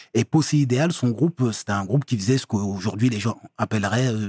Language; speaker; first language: French; native; French